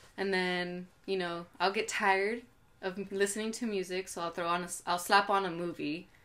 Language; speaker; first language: English; native; English